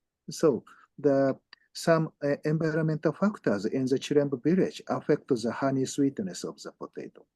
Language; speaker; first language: English; non-native, fluent; Japanese